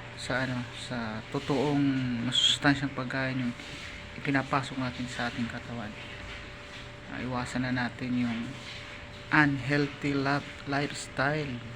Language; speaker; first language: Filipino; non-native, local second language; Bikol